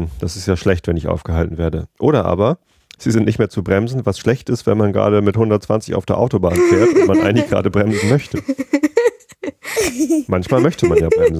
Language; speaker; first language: German; native; German